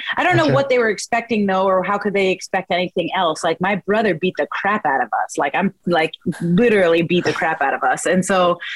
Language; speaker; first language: English; native; English